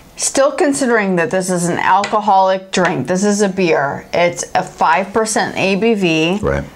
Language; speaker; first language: English; native; English